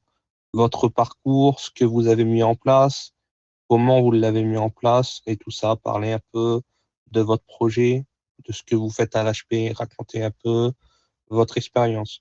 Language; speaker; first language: French; native; French